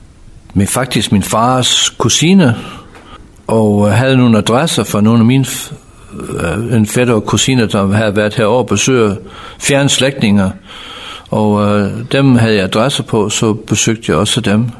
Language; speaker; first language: Danish; non-native, fluent; English